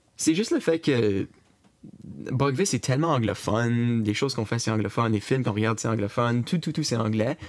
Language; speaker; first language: French; native; French